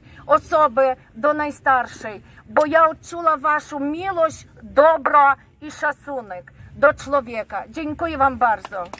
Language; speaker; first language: Polish; non-native, fluent; Ukrainian